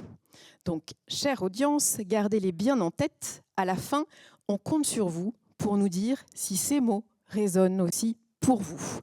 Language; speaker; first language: French; native; French